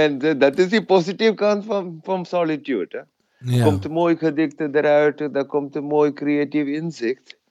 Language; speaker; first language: Dutch; non-native, fluent; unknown